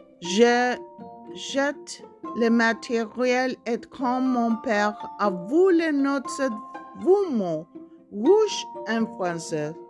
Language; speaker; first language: French; non-native, learner; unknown